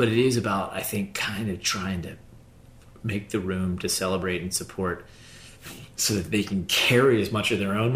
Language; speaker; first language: English; native; English